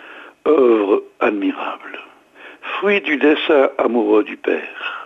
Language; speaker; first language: French; native; French